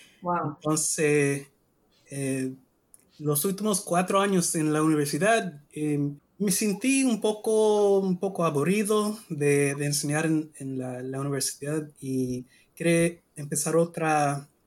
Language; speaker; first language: Spanish; non-native, learner; English